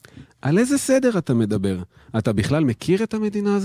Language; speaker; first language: Hebrew; native; Hebrew